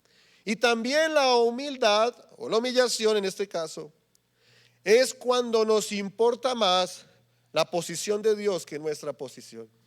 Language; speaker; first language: Spanish; native; Spanish